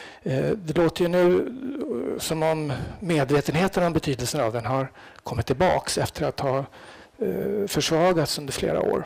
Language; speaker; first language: Swedish; native; Swedish